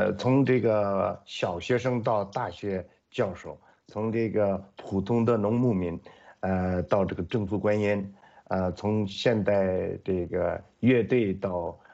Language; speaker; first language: Chinese; non-native, local second language; Mongolian